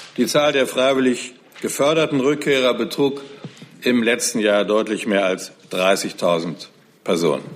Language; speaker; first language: German; native; German